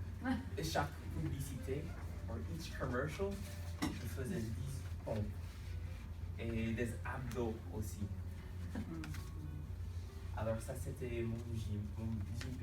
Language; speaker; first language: French; non-native, fluent; English